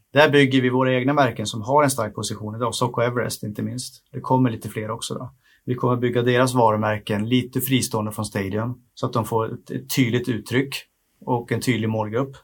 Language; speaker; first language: Swedish; native; Swedish